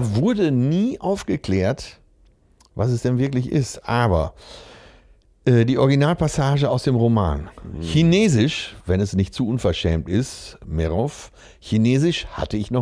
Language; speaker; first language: German; native; German